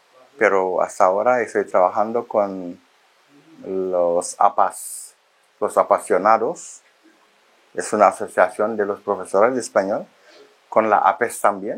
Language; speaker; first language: Spanish; non-native, fluent; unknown